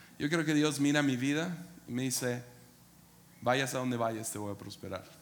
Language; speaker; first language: Spanish; non-native, fluent; English